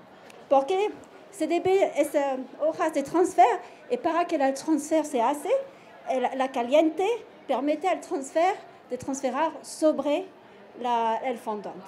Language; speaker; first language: Spanish; non-native, learner; French